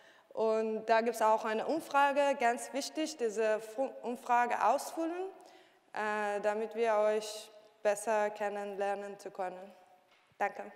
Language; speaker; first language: German; non-native, learner; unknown